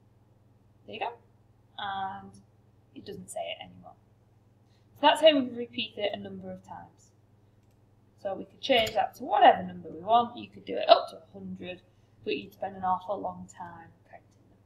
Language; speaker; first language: English; native; English